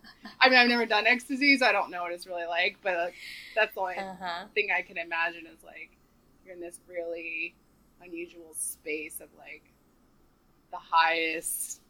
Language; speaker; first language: English; native; English